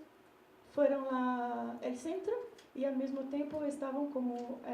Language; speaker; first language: Spanish; non-native, learner; Portuguese